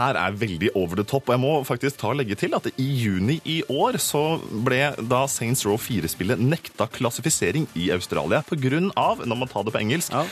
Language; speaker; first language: Norwegian; native; Norwegian